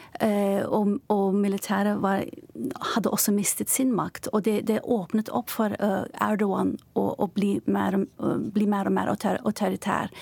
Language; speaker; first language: Norwegian; non-native, fluent; Turkish